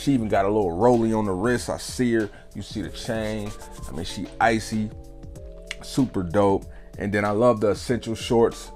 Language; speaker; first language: English; native; English